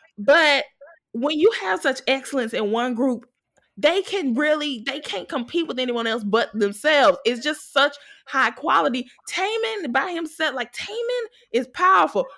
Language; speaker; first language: English; native; English